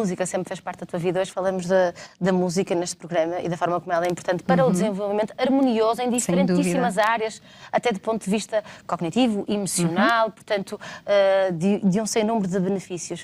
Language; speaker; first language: Portuguese; native; Portuguese